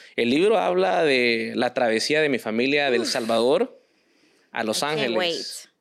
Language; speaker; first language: Spanish; early bilingual, heritage; Spanish